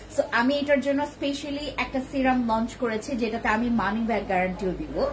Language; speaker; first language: Bangla; non-native, local second language; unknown